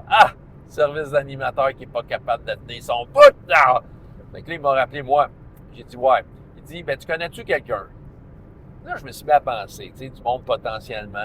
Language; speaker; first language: French; native; French